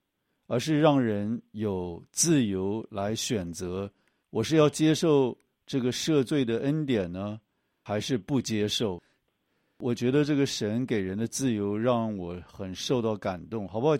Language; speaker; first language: Chinese; native; Chinese